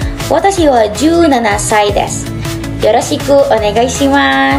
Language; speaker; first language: Japanese; non-native, learner; Indonesian